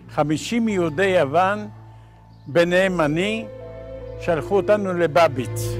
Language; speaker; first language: Hebrew; non-native, fluent; Ladino